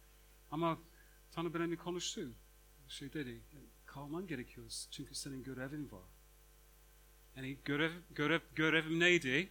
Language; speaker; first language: Turkish; non-native, fluent; English